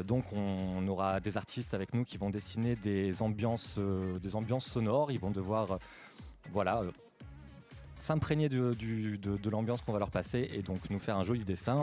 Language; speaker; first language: French; native; French